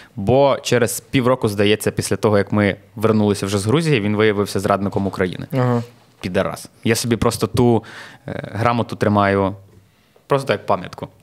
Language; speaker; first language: Ukrainian; native; Ukrainian